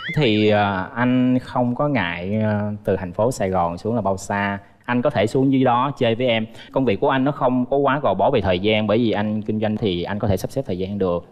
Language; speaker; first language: Vietnamese; native; Vietnamese